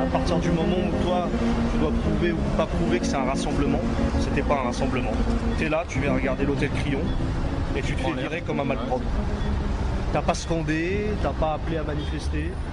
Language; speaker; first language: French; native; French